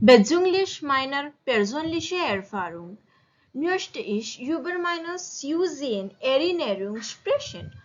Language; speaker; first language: German; non-native, learner; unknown